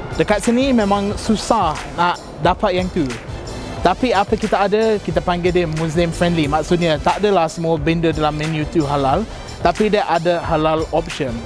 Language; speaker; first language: Malay; non-native, fluent; English